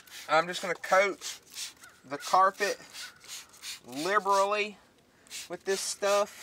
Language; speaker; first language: English; native; English